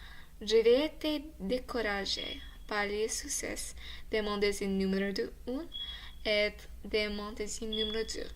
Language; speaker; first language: French; non-native, learner; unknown